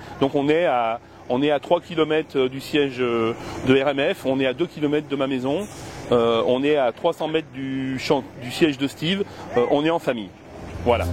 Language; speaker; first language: French; native; French